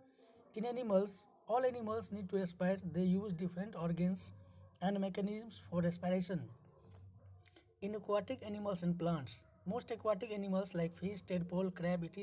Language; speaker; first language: English; non-native, local second language; Hindi